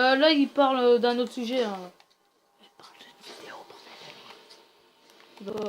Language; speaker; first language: French; native; French